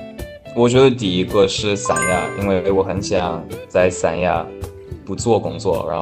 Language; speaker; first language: Chinese; non-native, fluent; English